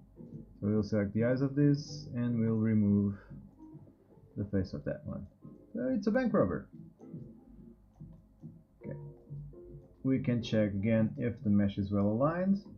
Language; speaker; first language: English; non-native, fluent; Portuguese